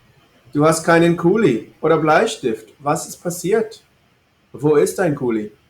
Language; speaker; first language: German; non-native, fluent; English